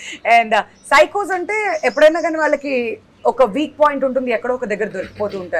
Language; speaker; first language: Telugu; native; Telugu